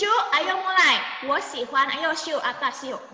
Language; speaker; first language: Indonesian; native; Indonesian